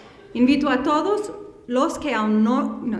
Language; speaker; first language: Spanish; non-native, fluent; English